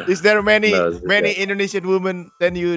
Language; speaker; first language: English; non-native, fluent; Indonesian